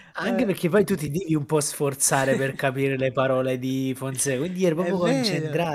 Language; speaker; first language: Italian; native; Italian